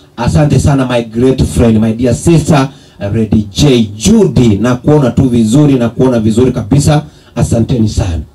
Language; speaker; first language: Swahili; non-native, local second language; Gusii